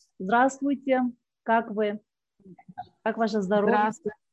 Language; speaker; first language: Russian; non-native, local second language; Kyrgyz